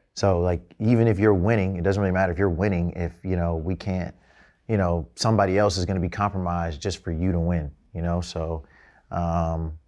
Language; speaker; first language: English; native; English